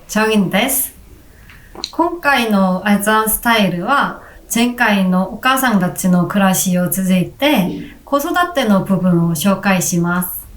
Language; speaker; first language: Japanese; non-native, fluent; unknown